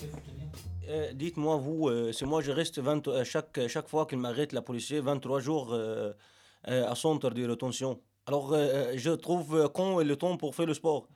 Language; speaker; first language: French; non-native, learner; Arabic